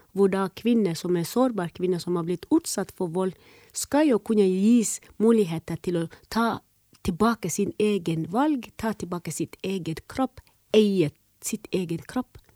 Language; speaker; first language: Norwegian; non-native, fluent; Somali